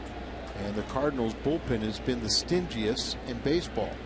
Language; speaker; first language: English; native; English